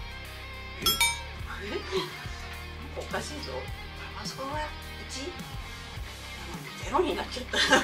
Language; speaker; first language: Japanese; native; Japanese